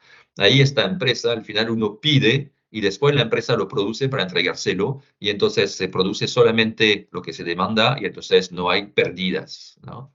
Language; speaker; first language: Spanish; non-native, fluent; French